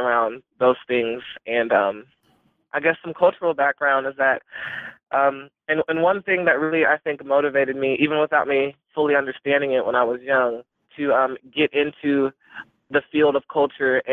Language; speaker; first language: English; native; English